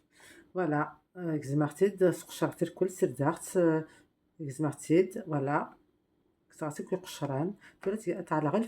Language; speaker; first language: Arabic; non-native, local second language; Kabyle